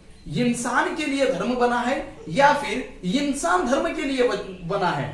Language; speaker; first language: Hindi; native; Hindi